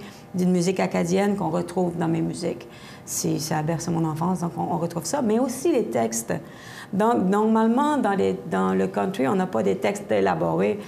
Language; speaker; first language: French; native; French